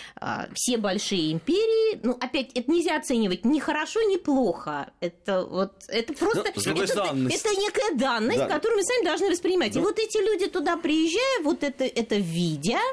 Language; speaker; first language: Russian; native; Russian